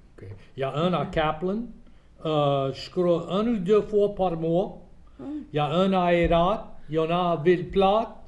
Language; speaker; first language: French; native; French